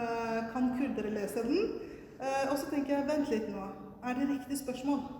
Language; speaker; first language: Norwegian; early bilingual, other home language; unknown